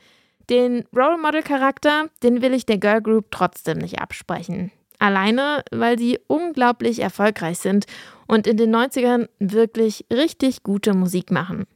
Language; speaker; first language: German; early bilingual, other home language; English